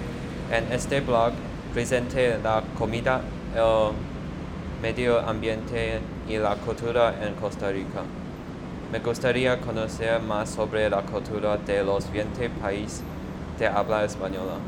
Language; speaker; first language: Spanish; non-native, learner; Chinese